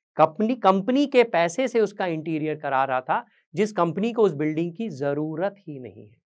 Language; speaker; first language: Hindi; native; Hindi